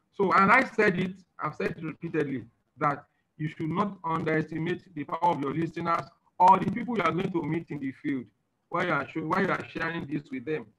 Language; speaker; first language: English; non-native, local second language; Yoruba